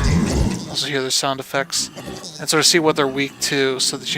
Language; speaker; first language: English; native; English